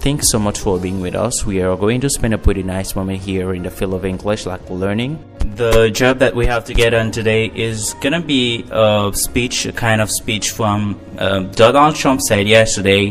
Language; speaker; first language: English; non-native, fluent; Haitian Creole